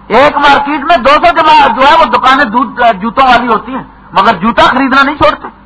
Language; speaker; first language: Urdu; non-native, local second language; Punjabi